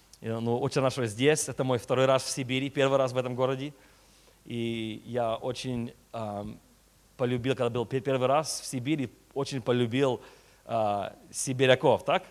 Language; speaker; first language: Russian; early bilingual, heritage; Russian